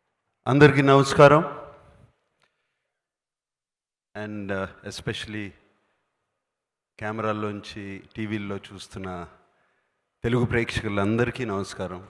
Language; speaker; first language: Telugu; native; Telugu